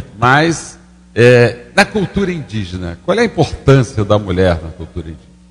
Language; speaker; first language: Portuguese; native; Portuguese